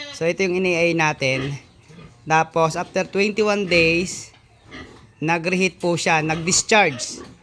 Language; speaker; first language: Filipino; native; Filipino